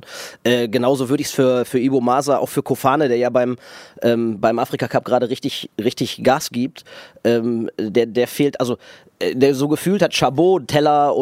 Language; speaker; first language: German; native; German